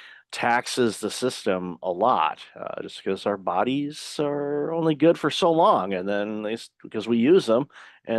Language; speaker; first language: English; native; English